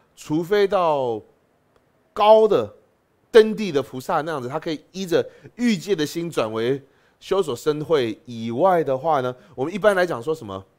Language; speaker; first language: Chinese; native; Chinese